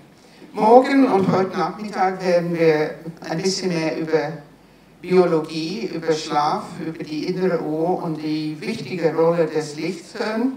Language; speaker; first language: German; non-native, fluent; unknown